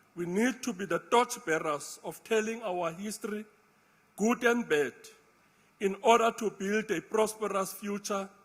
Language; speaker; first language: English; non-native, local second language; Afrikaans